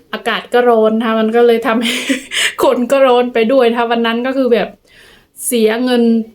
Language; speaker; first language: Thai; native; Thai